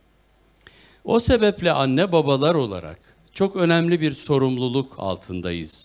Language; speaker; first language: Turkish; native; Turkish